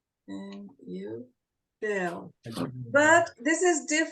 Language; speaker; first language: English; non-native, fluent; Portuguese